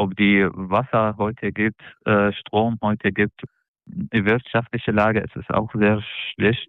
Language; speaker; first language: German; non-native, fluent; Arabic